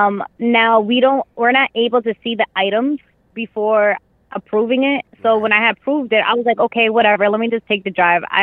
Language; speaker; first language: English; native; English